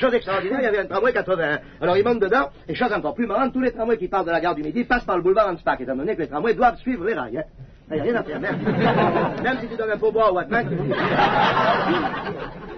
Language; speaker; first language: French; native; French